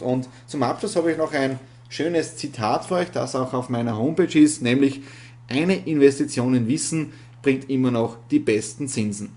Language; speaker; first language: German; native; German